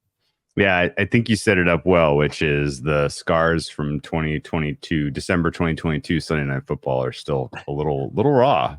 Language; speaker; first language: English; native; English